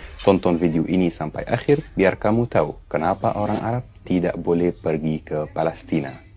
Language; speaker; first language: Indonesian; non-native, fluent; Arabic